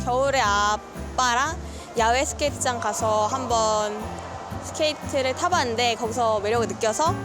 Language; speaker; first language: Korean; native; Korean